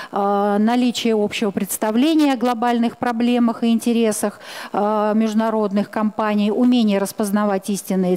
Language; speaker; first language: Russian; native; Russian